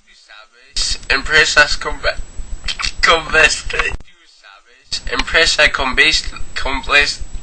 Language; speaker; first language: Spanish; non-native, learner; English